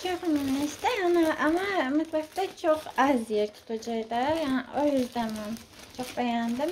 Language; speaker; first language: Turkish; non-native, learner; Azerbaijani